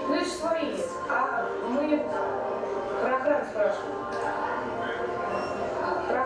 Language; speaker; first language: Russian; native; Russian